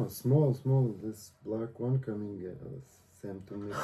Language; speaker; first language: English; non-native, learner; Turkish